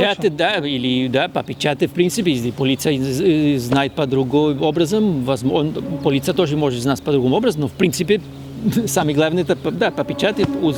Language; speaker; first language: Russian; non-native, fluent; Spanish